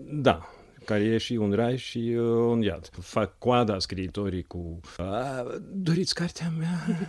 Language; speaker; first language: Romanian; non-native, fluent; Norwegian